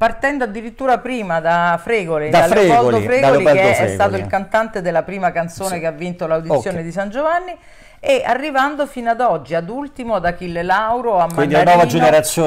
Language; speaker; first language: Italian; native; Italian